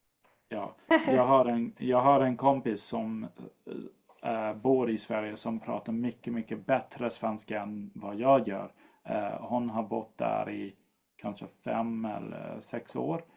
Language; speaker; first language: Swedish; non-native, fluent; English